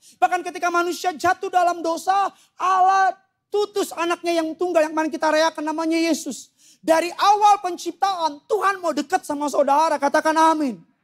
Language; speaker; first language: Indonesian; native; Indonesian